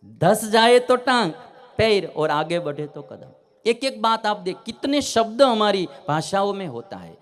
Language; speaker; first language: Hindi; non-native, local second language; Gujarati